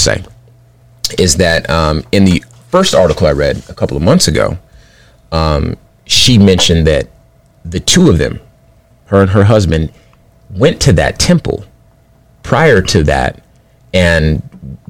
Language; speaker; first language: English; early bilingual, other home language; Spanish